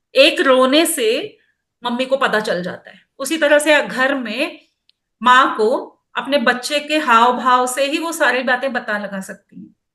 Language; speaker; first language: Hindi; non-native, local second language; Kannada